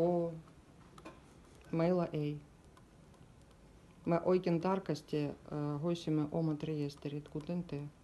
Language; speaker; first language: Finnish; non-native, learner; Russian